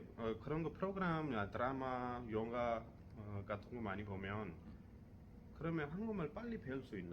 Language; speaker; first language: Korean; non-native, fluent; Urdu